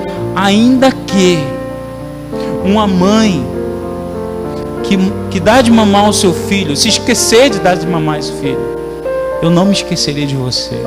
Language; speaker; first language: Portuguese; native; Portuguese